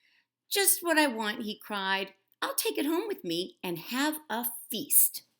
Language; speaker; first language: English; native; English